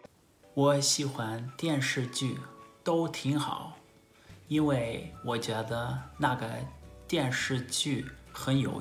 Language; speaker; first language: Chinese; non-native, learner; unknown